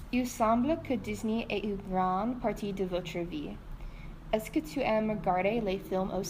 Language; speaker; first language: French; non-native, learner; English